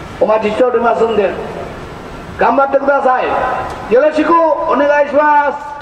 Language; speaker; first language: Japanese; native; Japanese